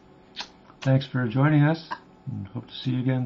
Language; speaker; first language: English; native; English